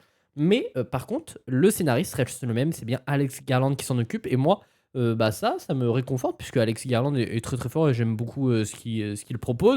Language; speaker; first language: French; native; French